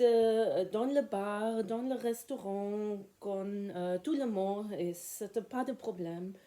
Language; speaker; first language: French; non-native, learner; German